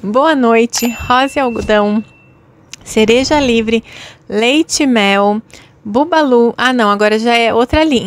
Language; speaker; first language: Portuguese; native; Portuguese